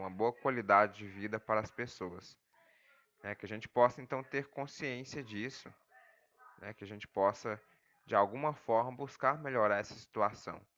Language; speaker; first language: Portuguese; native; Portuguese